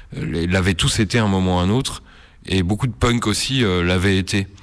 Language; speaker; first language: French; native; French